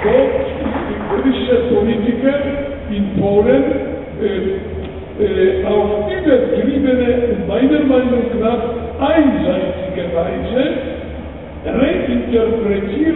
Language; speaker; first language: German; non-native, fluent; Polish